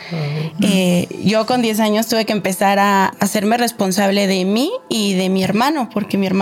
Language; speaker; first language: Spanish; native; Spanish